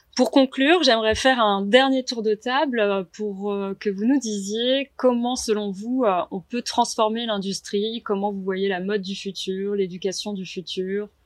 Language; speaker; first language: French; native; French